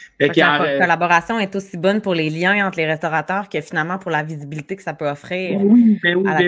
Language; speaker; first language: French; native; French